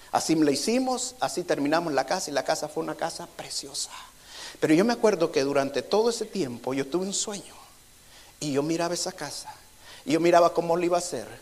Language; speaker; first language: Spanish; native; Spanish